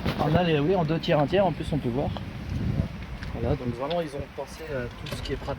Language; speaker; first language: French; native; French